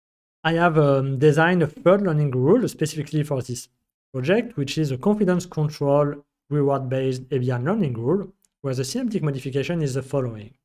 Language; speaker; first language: English; non-native, fluent; French